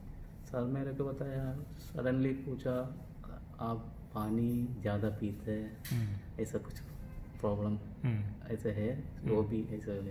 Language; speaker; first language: Hindi; non-native, local second language; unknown